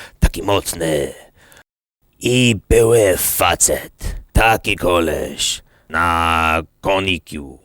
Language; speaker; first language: Polish; non-native, learner; English